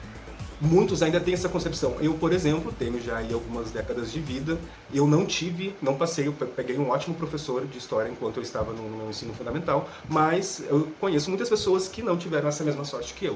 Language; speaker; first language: Portuguese; native; Portuguese